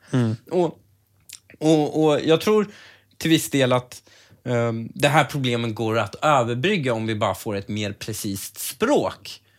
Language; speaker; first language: Swedish; early bilingual, other home language; Persian